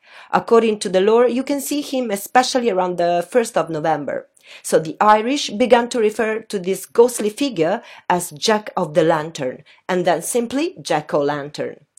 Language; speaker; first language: English; non-native, fluent; Italian